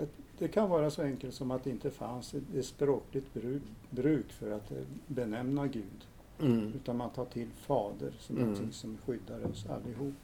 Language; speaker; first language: Swedish; native; Swedish